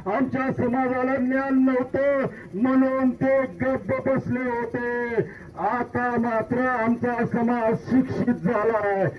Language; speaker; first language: Marathi; non-native, local second language; Lambadi